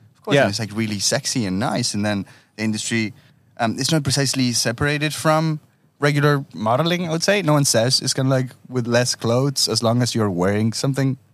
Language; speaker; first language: English; non-native, fluent; Spanish